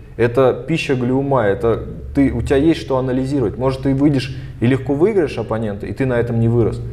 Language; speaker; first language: Russian; early bilingual, other home language; Armenian